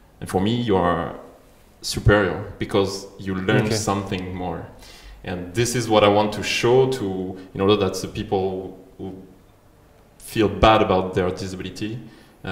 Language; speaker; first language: English; non-native, fluent; French